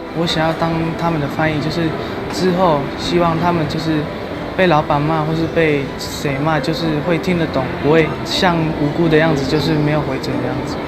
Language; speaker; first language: Chinese; non-native, fluent; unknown